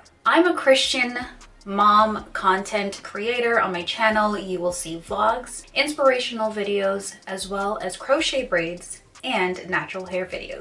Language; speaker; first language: English; native; English